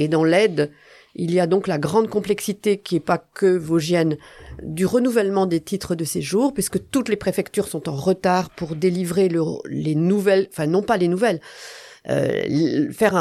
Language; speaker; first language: French; native; French